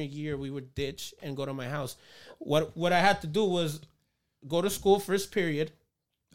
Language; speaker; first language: English; early bilingual, other home language; Spanish